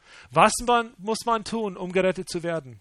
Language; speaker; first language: German; non-native, fluent; English